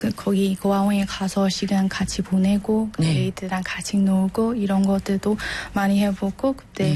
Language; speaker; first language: Korean; non-native, learner; Burmese